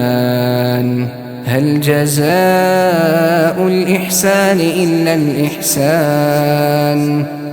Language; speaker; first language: Arabic; native; Arabic